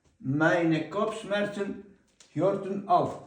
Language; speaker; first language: German; non-native, learner; Ukrainian